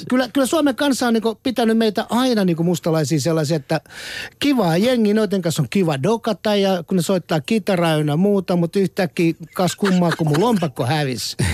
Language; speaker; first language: Finnish; native; Finnish